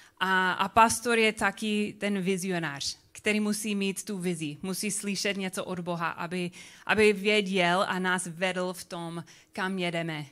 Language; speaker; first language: Czech; non-native, learner; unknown